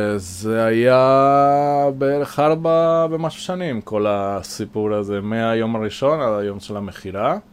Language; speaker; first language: Hebrew; non-native, fluent; Spanish